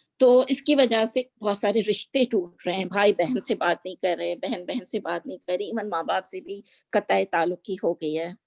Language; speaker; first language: Urdu; native; Urdu